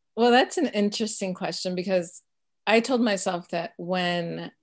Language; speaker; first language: English; early bilingual, other home language; Spanish